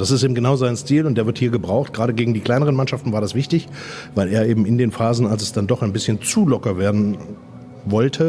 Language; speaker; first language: German; native; German